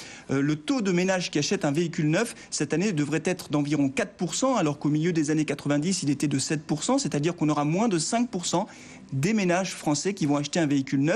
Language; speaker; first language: French; native; French